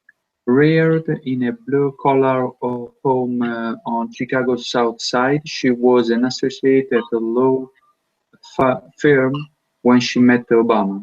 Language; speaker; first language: English; non-native, learner; Italian